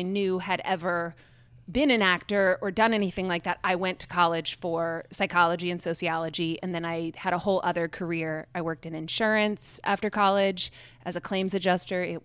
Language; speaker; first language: English; native; English